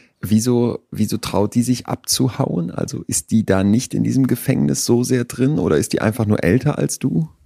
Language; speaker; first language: German; native; German